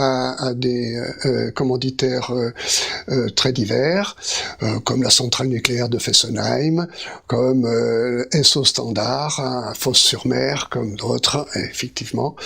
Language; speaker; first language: French; native; French